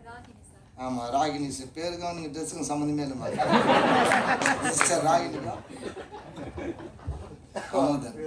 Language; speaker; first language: Tamil; native; Tamil